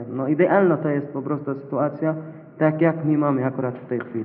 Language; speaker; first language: Polish; non-native, learner; Arabic